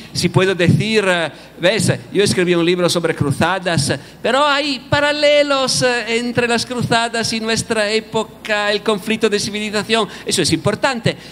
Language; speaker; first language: Spanish; non-native, fluent; Italian